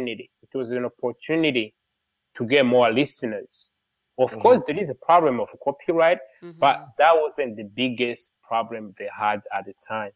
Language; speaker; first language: English; non-native, local second language; Kinyarwanda